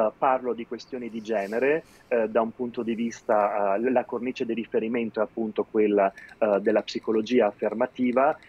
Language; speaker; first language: Italian; native; Italian